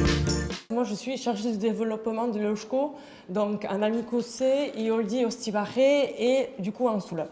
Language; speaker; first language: French; native; French